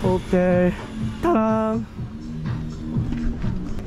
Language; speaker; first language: Korean; native; Korean